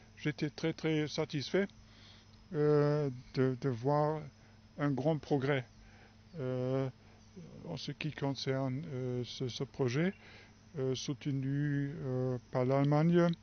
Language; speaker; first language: French; non-native, fluent; German